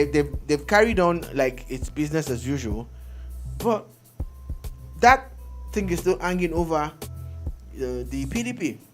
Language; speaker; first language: English; non-native, local second language; Yoruba